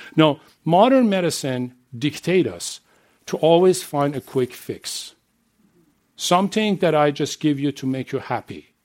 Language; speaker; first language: English; non-native, fluent; Persian